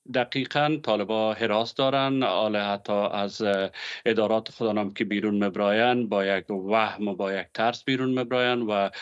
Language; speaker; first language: Persian; native; Persian